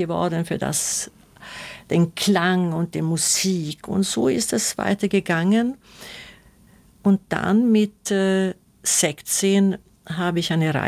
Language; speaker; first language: German; non-native, fluent; Swedish